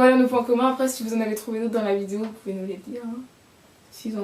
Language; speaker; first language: French; native; French